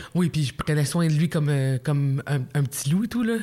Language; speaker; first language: French; native; French